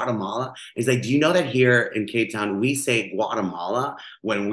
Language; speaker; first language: English; non-native, fluent; Spanish